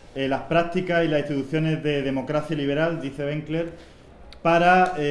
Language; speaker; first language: Spanish; native; Spanish